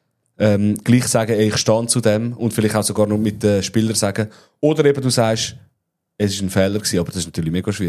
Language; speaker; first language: German; native; German